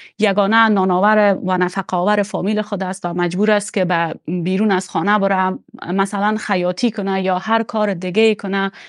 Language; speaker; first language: Persian; native; Persian